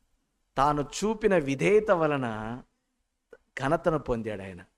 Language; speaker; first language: Telugu; native; Telugu